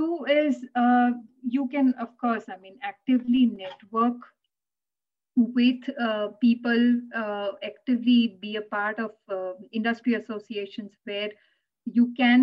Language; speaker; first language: English; non-native, local second language; Gujarati